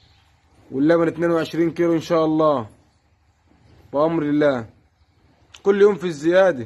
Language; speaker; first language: Arabic; native; Arabic